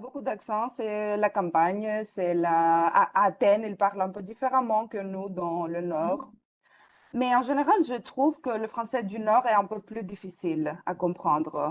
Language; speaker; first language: French; non-native, fluent; Greek